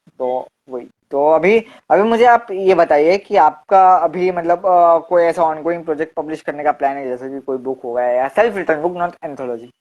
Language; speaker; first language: Hindi; non-native, local second language; Gujarati